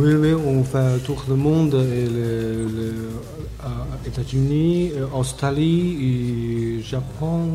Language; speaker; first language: French; non-native, learner; Chinese